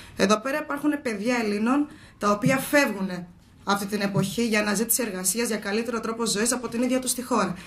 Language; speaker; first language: Greek; early bilingual, other home language; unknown